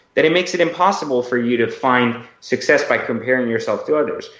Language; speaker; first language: English; early bilingual, other home language; Persian